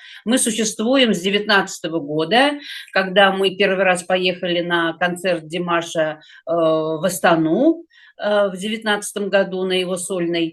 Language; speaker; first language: Russian; native; Russian